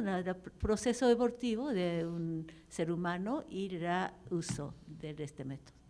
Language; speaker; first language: Spanish; non-native, fluent; Japanese